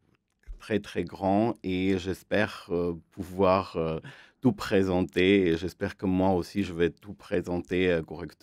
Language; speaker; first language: French; non-native, fluent; Armenian